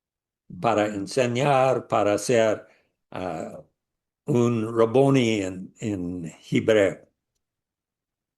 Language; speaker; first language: Spanish; non-native, learner; English